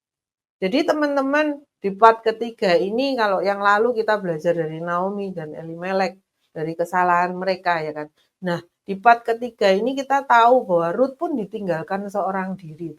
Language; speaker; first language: Indonesian; native; Indonesian